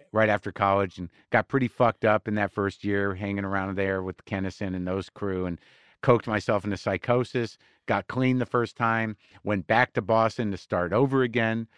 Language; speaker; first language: English; native; English